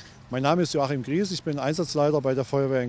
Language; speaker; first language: German; native; German